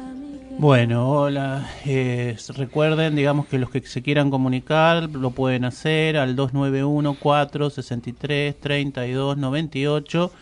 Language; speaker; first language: Spanish; native; Spanish